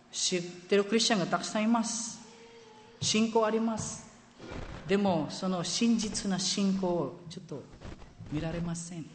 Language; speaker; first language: Japanese; non-native, fluent; Filipino